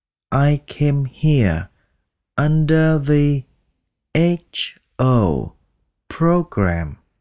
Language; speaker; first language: English; non-native, fluent; Vietnamese